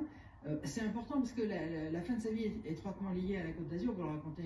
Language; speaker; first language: French; native; French